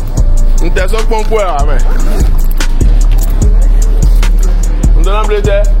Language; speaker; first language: Chinese; non-native, fluent; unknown